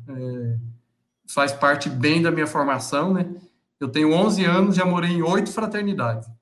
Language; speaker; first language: Portuguese; native; Portuguese